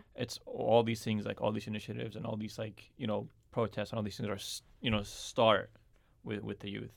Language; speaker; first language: English; early bilingual, other home language; Arabic